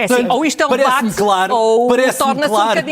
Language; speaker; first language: Portuguese; native; Portuguese